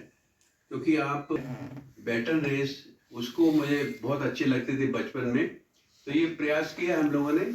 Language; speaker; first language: Hindi; native; Hindi